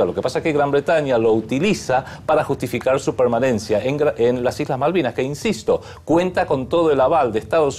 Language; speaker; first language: Spanish; native; Spanish